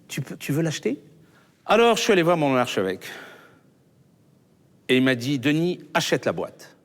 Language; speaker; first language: French; native; French